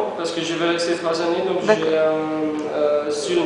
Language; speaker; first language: French; non-native, fluent; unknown